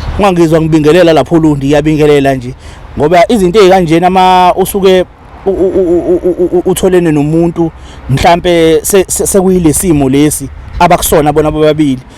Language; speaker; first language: Zulu; native; Zulu